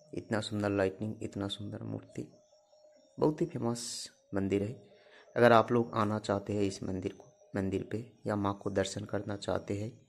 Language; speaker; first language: Hindi; non-native, local second language; Bangla